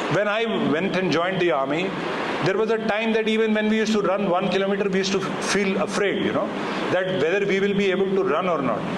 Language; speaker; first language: English; non-native, local second language; Hindi